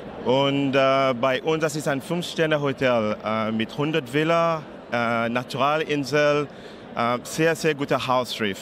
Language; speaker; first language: German; non-native, learner; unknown